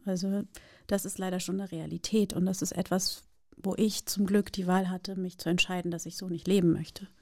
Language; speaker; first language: German; early bilingual, other home language; Portuguese